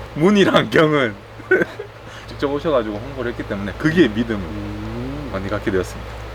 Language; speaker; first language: Korean; native; Korean